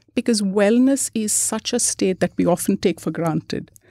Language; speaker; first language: English; non-native, local second language; Malayalam